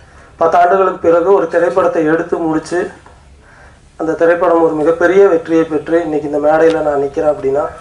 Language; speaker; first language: Tamil; native; Tamil